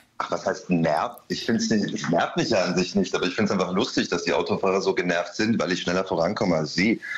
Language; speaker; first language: German; early bilingual, other home language; Polish